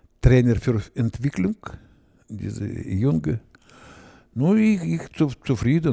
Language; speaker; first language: German; non-native, learner; Russian